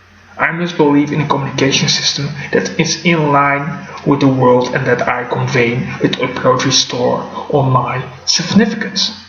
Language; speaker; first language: English; non-native, fluent; Dutch